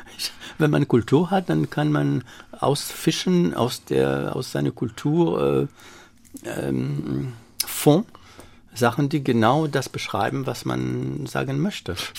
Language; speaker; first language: German; non-native, fluent; French